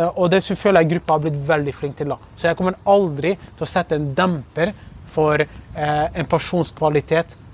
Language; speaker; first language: Norwegian; early bilingual, other home language; Kurdish